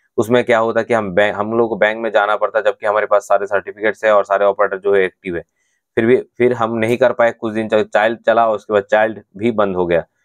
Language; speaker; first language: Hindi; non-native, local second language; Bangla